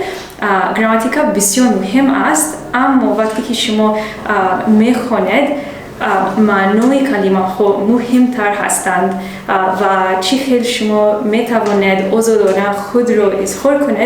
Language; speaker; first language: Persian; non-native, learner; English